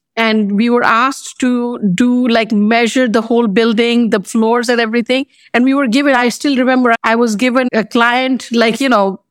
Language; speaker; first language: English; non-native, local second language; Bangla